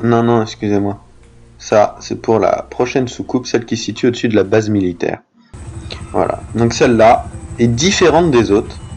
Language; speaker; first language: French; native; French